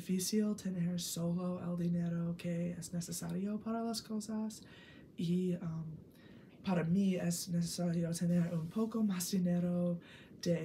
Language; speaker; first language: Spanish; non-native, learner; English